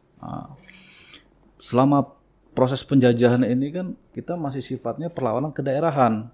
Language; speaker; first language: Indonesian; native; Indonesian